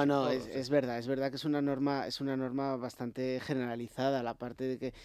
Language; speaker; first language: Spanish; native; Spanish